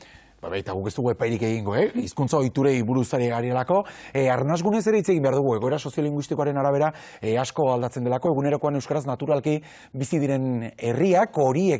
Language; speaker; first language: Basque; native; Basque